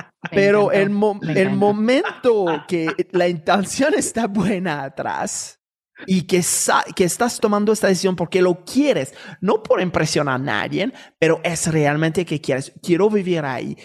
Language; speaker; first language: Spanish; non-native, fluent; French